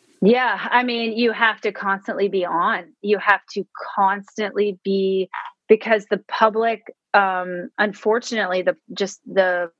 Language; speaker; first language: English; native; English